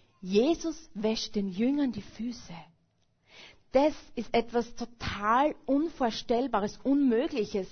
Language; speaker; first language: German; native; German